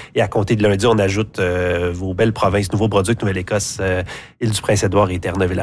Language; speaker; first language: French; native; French